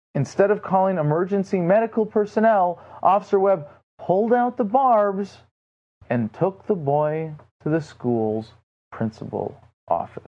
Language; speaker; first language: English; native; English